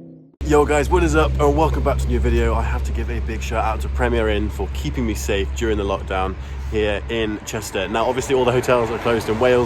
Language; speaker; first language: English; native; English